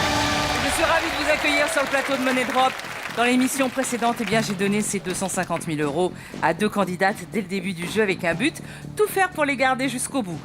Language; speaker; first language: French; native; French